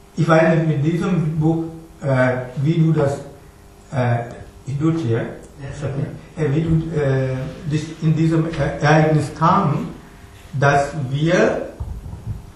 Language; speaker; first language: German; non-native, learner; Tamil